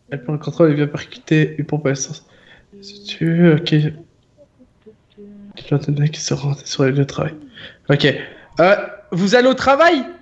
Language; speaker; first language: French; native; French